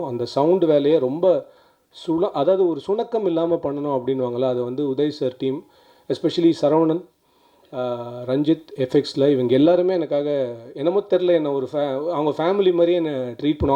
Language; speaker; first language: Tamil; native; Tamil